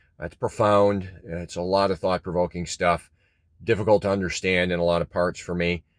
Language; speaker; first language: English; native; English